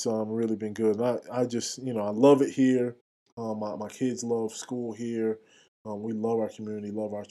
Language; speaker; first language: English; native; English